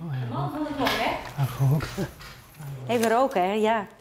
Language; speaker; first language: Dutch; native; Dutch